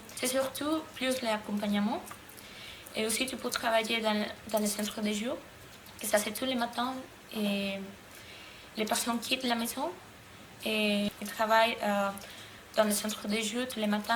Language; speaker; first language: French; non-native, learner; Spanish